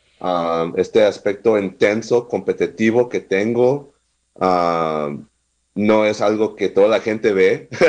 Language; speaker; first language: Spanish; non-native, fluent; English